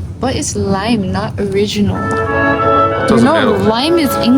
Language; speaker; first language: English; non-native, fluent; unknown